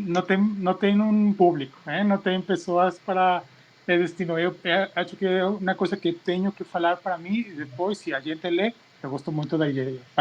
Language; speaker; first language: Portuguese; non-native, fluent; Spanish